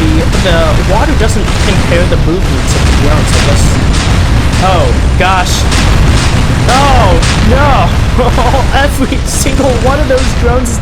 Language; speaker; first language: English; native; English